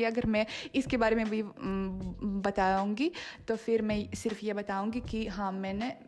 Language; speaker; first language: Hindi; non-native, fluent; Russian